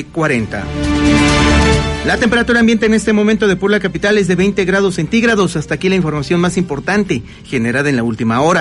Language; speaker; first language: Spanish; native; Spanish